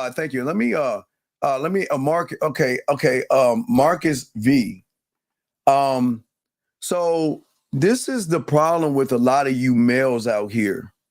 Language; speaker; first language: English; native; English